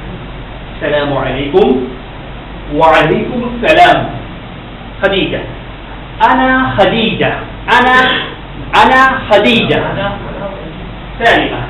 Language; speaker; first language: Arabic; non-native, fluent; Bangla